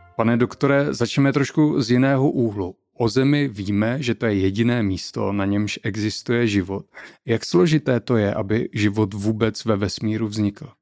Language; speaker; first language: Czech; native; Czech